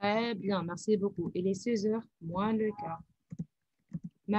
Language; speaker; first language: French; non-native, fluent; Arabic